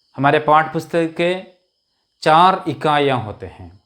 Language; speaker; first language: Hindi; non-native, local second language; Malayalam